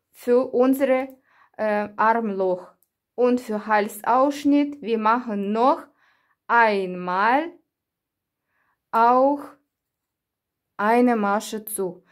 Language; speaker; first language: German; non-native, learner; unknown